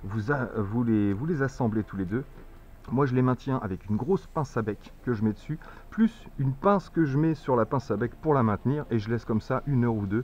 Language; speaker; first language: French; native; French